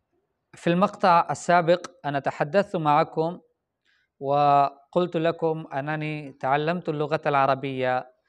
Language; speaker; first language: Arabic; non-native, fluent; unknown